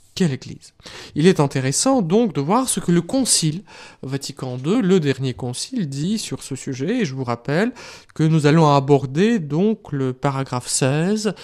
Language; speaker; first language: French; non-native, fluent; Russian